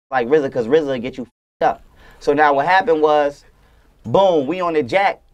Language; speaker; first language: English; native; English